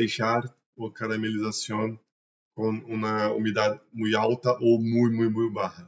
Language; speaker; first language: Spanish; non-native, learner; Portuguese